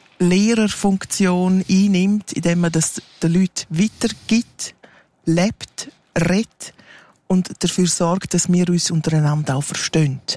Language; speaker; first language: German; non-native, local second language; Romansh